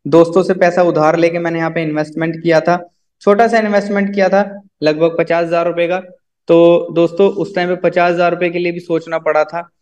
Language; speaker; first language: Hindi; native; Hindi